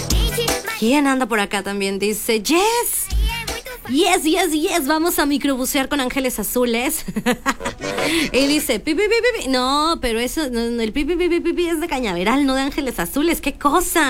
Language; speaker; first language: Spanish; native; Spanish